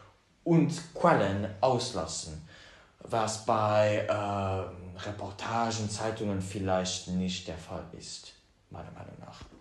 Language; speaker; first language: German; non-native, local second language; Luxembourgish